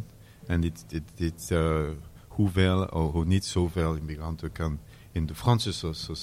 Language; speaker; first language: Dutch; non-native, learner; French